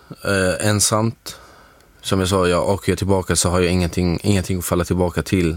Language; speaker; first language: Swedish; non-native, fluent; Arabic